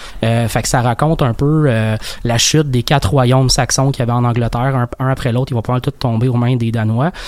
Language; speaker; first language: French; native; French